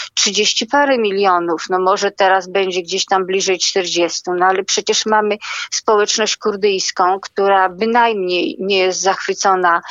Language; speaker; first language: Polish; native; Polish